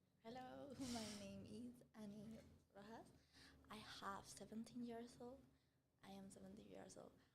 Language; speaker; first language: English; non-native, learner; Spanish